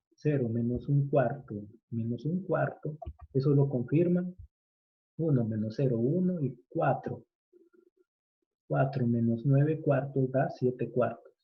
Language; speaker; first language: Spanish; native; Spanish